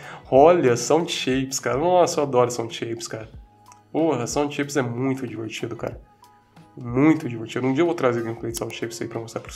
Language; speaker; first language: Portuguese; native; Portuguese